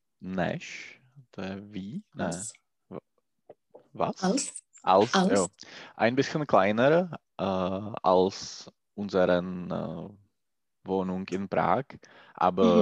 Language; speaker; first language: German; non-native, learner; Czech